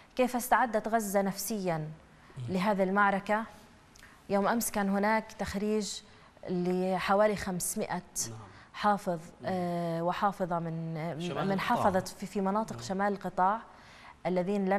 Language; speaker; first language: Arabic; native; Arabic